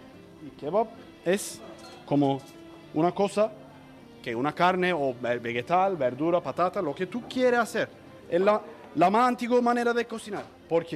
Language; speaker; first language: Spanish; non-native, learner; Turkish